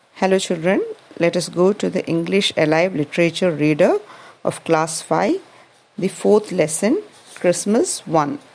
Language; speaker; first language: English; non-native, local second language; Malayalam